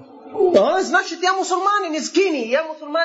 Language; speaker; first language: Russian; non-native, fluent; Arabic